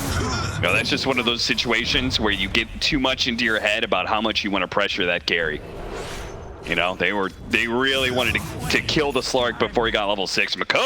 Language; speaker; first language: English; native; English